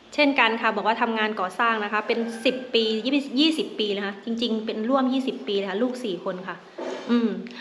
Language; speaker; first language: Thai; non-native, local second language; Khmer